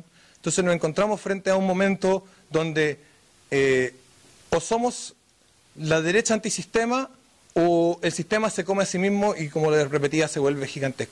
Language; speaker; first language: Spanish; native; Spanish